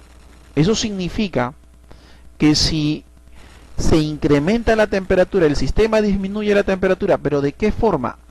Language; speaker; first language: Spanish; native; Spanish